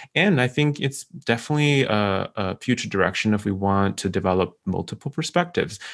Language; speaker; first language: English; non-native, fluent; Chinese